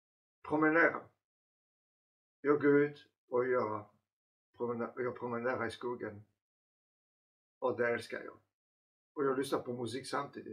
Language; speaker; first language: Swedish; non-native, fluent; French